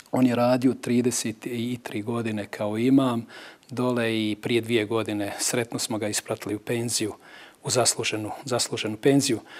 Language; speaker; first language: Bosnian; native; Bosnian